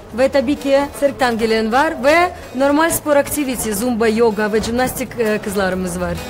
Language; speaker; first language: Turkish; non-native, fluent; Russian